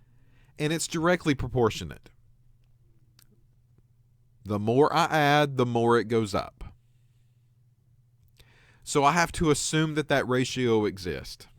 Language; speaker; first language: English; native; English